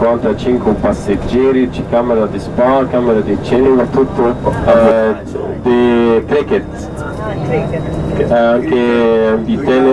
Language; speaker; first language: Italian; non-native, fluent; Arabic